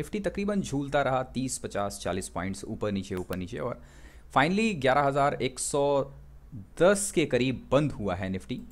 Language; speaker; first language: Hindi; native; Hindi